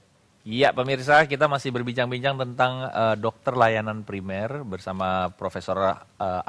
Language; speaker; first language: Indonesian; native; Indonesian